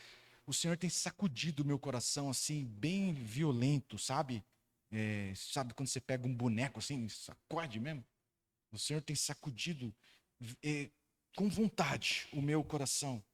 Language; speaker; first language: Portuguese; native; Portuguese